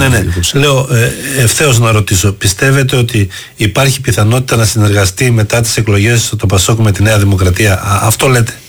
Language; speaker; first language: Greek; native; Greek